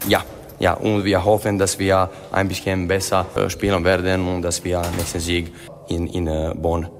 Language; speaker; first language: German; non-native, learner; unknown